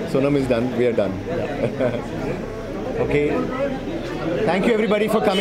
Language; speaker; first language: English; non-native, local second language; Hindi